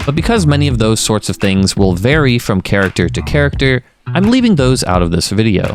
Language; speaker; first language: English; native; English